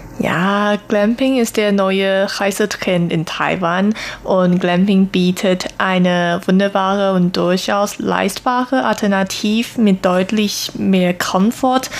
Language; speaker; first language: German; non-native, learner; Chinese